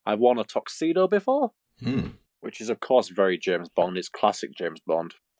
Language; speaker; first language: English; native; English